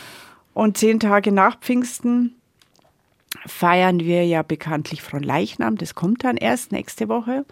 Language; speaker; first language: German; native; German